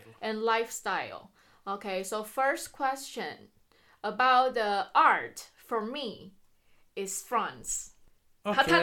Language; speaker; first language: English; non-native, fluent; Chinese